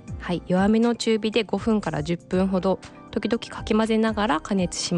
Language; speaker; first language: Japanese; native; Japanese